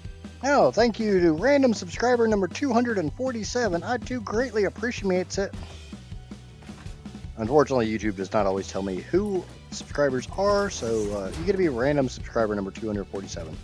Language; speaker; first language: English; native; English